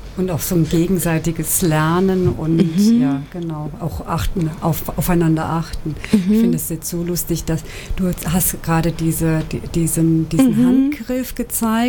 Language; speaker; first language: German; native; German